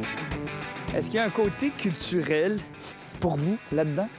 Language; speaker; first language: French; native; French